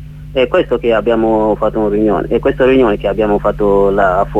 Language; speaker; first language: Italian; non-native, learner; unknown